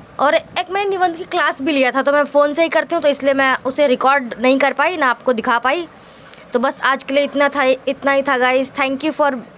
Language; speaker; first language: Hindi; native; Hindi